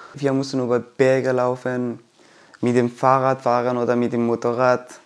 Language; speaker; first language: German; non-native, learner; Persian